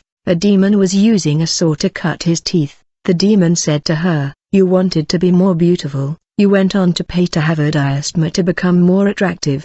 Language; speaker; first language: English; non-native, fluent; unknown